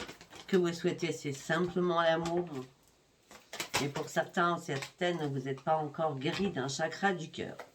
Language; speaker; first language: French; native; French